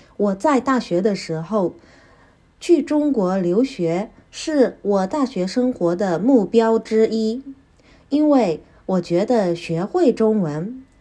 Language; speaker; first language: Chinese; non-native, learner; Japanese